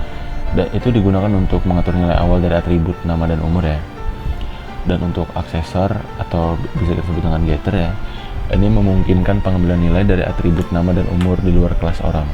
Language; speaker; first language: Indonesian; native; Indonesian